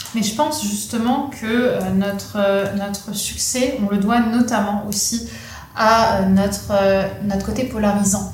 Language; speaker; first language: French; native; French